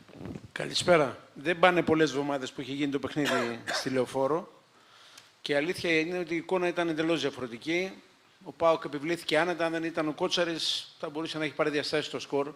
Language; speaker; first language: Greek; native; Greek